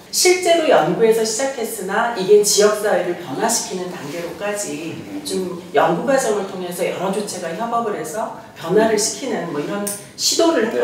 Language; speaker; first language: Korean; native; Korean